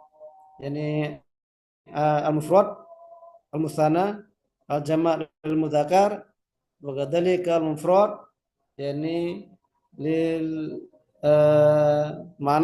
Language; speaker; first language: Arabic; non-native, fluent; Indonesian